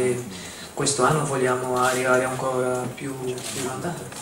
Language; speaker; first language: Italian; non-native, fluent; Dutch